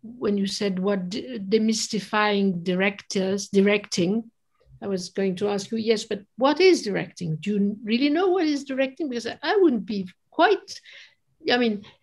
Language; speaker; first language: English; non-native, fluent; French